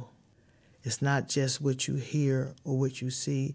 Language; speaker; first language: English; native; English